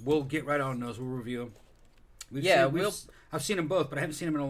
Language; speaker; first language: English; native; English